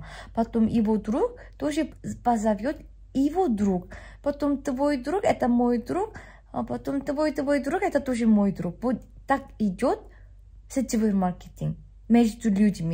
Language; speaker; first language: Russian; non-native, learner; Korean